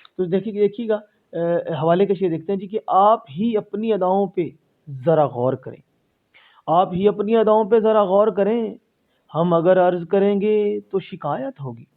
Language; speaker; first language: Urdu; native; Urdu